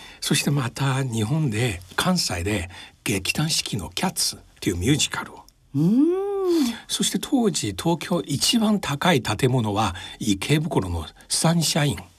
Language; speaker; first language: Japanese; non-native, fluent; Chinese